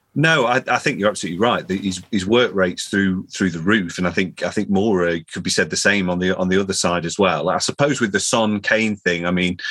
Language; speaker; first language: English; native; English